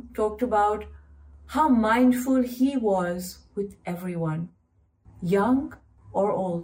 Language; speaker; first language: English; non-native, local second language; Hindi